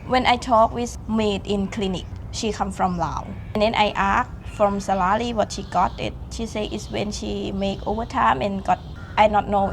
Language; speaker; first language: English; non-native, learner; Thai